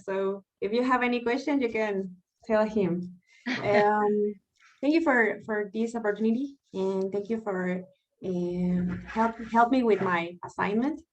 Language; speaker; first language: English; non-native, learner; Spanish